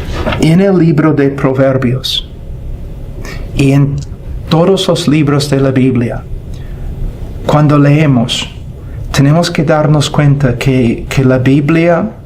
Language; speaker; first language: Spanish; non-native, fluent; English